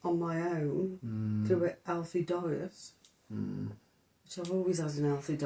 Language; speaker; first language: English; native; English